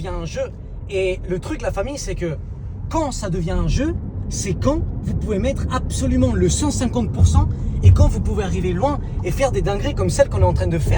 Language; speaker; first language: French; native; French